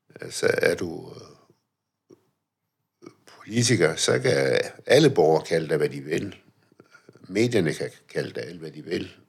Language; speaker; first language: Danish; early bilingual, other home language; Arabic